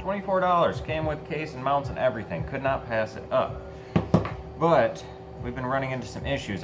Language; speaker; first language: English; native; English